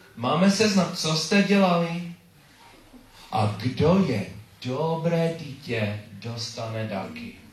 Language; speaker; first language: Czech; non-native, learner; English